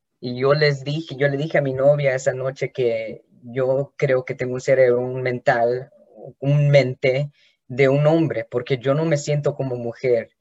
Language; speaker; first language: Spanish; early bilingual, heritage; Spanish